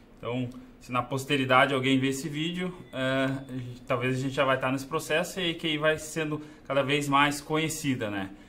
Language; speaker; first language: Portuguese; native; Portuguese